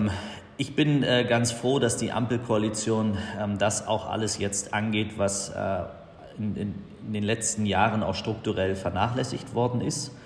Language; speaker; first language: German; native; German